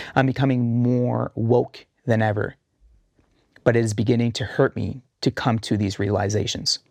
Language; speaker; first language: English; early bilingual, heritage; Arabic